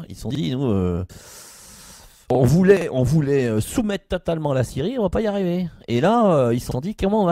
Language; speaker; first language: French; native; French